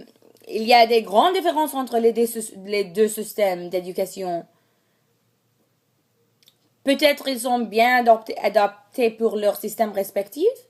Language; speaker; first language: French; non-native, learner; English